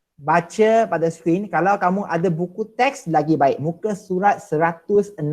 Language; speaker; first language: Malay; non-native, local second language; Chinese